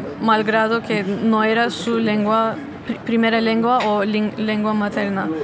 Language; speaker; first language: Spanish; non-native, fluent; Turkish